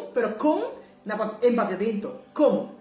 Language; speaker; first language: Spanish; non-native, fluent; Papiamento